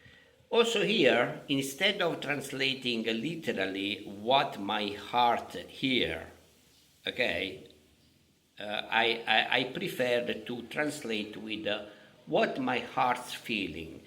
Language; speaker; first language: English; non-native, fluent; Italian